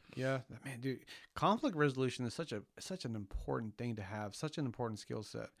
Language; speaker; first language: English; early bilingual, other home language; Spanish